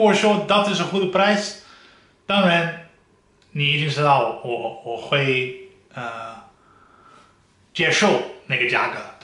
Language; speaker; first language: Chinese; non-native, fluent; Dutch